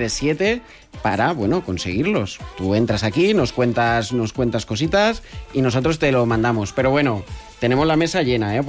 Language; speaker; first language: Spanish; native; Spanish